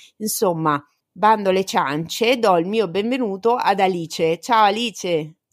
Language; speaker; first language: Italian; native; Italian